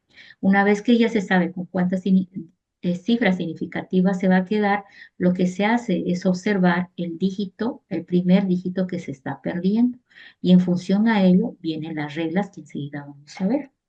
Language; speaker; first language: Spanish; native; Spanish